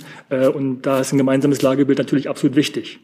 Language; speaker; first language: German; native; German